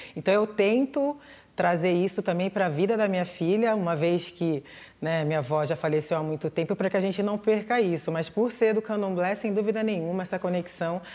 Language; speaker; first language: Portuguese; native; Portuguese